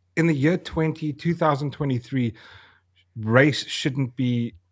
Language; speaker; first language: English; native; English